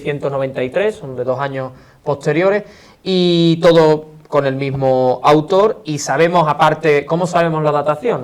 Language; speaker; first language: Spanish; native; Spanish